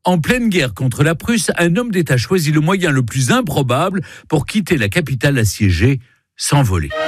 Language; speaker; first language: French; native; French